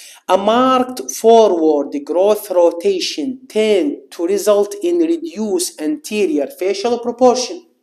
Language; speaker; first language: English; non-native, fluent; Arabic